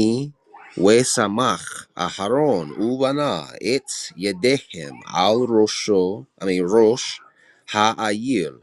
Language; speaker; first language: Hebrew; non-native, learner; English